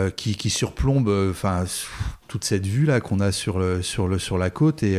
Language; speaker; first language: French; native; French